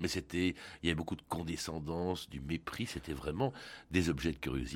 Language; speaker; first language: French; native; French